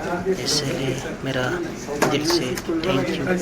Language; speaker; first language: Hindi; non-native, local second language; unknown